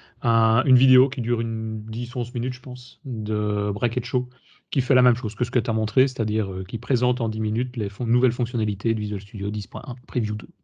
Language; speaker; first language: French; native; French